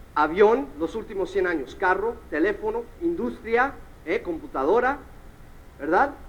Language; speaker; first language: Spanish; early bilingual, heritage; Spanish